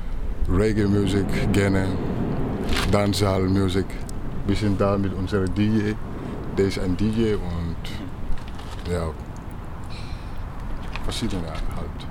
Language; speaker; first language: German; non-native, learner; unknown